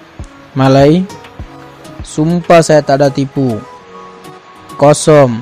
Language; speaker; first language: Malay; non-native, learner; Bangla